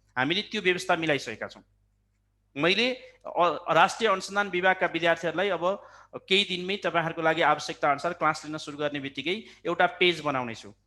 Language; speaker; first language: Nepali; native; Nepali